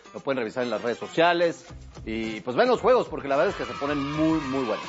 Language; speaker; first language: Spanish; native; Spanish